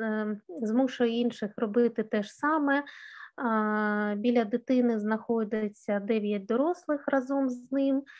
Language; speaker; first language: Ukrainian; native; Ukrainian